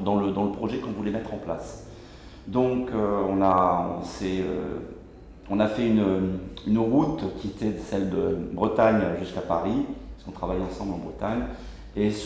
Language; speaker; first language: French; native; French